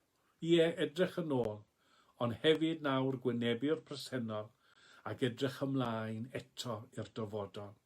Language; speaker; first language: Welsh; native; Welsh